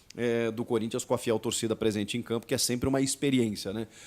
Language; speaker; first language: Portuguese; native; Portuguese